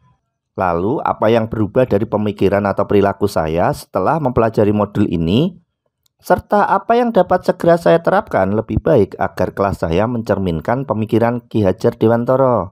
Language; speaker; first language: Indonesian; non-native, local second language; Javanese